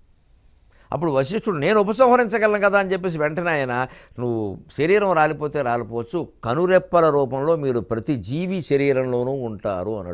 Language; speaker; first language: Telugu; native; Telugu